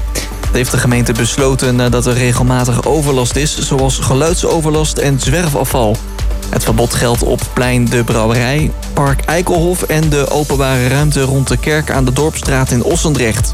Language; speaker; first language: Dutch; native; Dutch